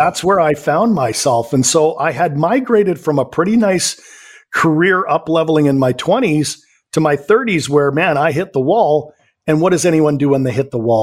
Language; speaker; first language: English; native; English